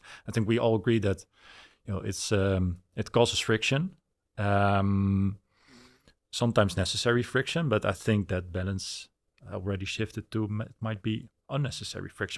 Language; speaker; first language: English; non-native, fluent; Dutch